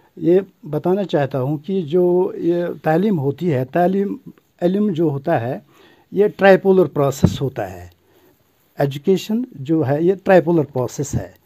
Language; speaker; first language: Hindi; non-native, local second language; Kashmiri